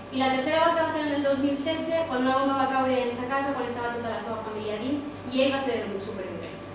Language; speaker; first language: Catalan; native; Catalan